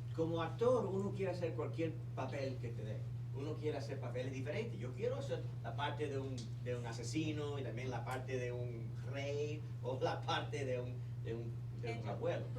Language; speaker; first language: Spanish; early bilingual, heritage; Spanish